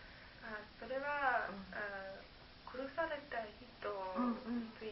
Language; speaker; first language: Japanese; non-native, learner; German